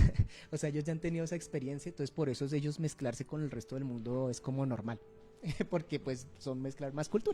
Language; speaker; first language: Spanish; native; Spanish